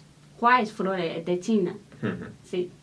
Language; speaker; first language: Spanish; non-native, learner; Chinese